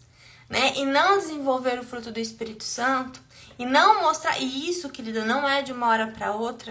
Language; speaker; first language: Portuguese; native; Portuguese